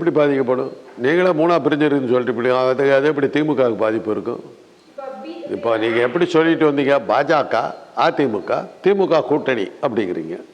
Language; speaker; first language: Tamil; native; Tamil